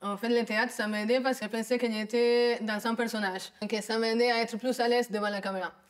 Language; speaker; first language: French; non-native, fluent; Spanish